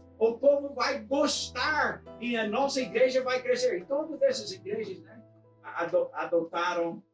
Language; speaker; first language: Portuguese; non-native, fluent; English